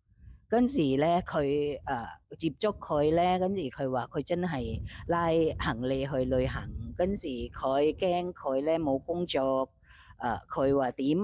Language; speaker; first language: Cantonese; non-native, fluent; Thai